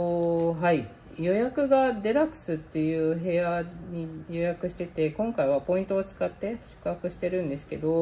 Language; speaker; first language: Japanese; native; Japanese